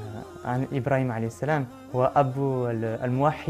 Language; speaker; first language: Arabic; non-native, learner; French